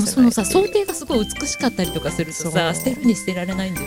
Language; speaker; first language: Japanese; native; Japanese